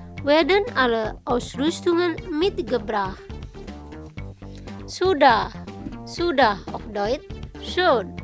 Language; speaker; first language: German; non-native, fluent; Indonesian